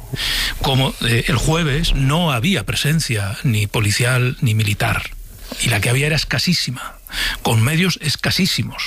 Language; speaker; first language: Spanish; native; Spanish